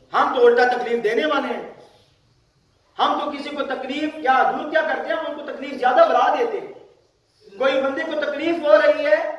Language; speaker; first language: Urdu; early bilingual, other home language; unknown